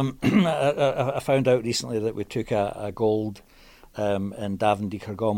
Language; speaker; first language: English; native; English